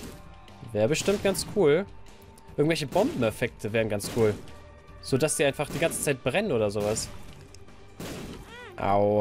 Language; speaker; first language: German; native; German